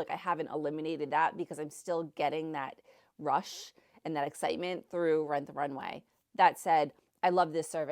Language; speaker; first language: English; native; English